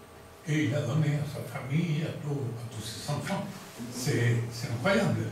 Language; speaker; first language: French; non-native, fluent; Spanish